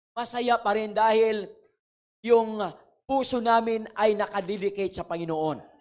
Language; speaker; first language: Filipino; non-native, local second language; Waray